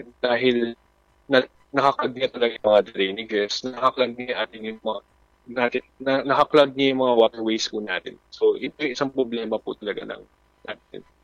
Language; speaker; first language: Filipino; native; Filipino